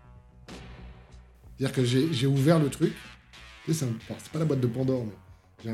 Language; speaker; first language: French; native; French